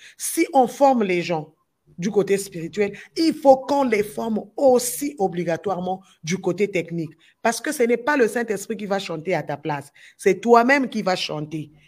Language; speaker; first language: French; non-native, local second language; Lingala